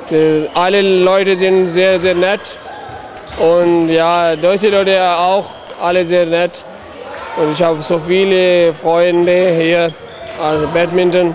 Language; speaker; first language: German; non-native, learner; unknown